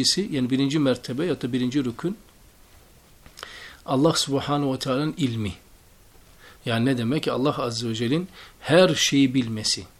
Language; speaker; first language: Turkish; native; Turkish